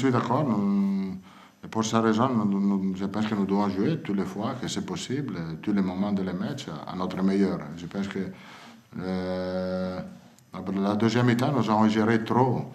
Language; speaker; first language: French; non-native, fluent; Italian